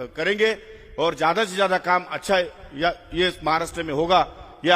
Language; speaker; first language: Hindi; non-native, local second language; Marathi